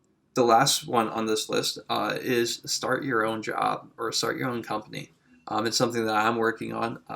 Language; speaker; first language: English; native; English